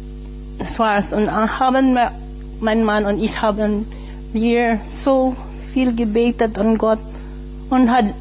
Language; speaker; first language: German; non-native, learner; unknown